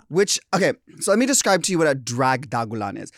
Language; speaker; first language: English; early bilingual, other home language; Filipino